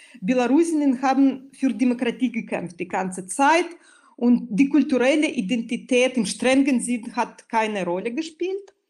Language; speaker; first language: German; non-native, fluent; Belarusian